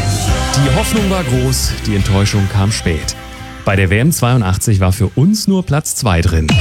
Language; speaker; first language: German; native; German